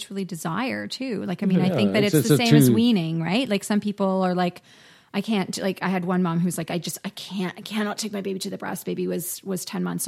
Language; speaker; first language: English; native; English